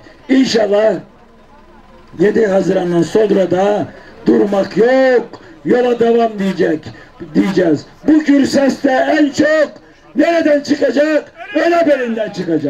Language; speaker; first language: Turkish; native; Turkish